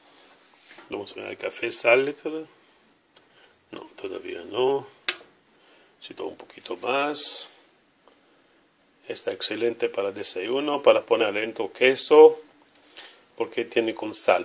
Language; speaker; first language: Spanish; non-native, learner; Hebrew